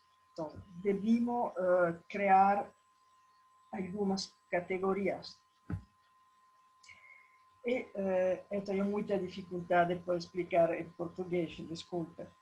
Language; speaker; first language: Portuguese; non-native, learner; Italian